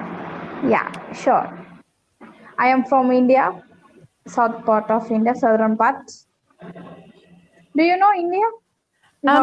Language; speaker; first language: English; non-native, learner; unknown